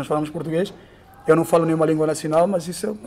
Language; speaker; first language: Portuguese; native; Portuguese